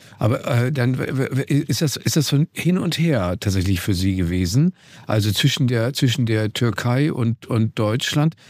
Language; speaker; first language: German; native; German